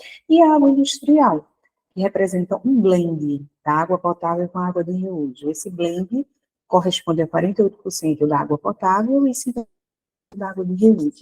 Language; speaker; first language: Portuguese; native; Portuguese